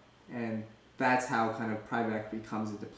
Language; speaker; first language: English; native; English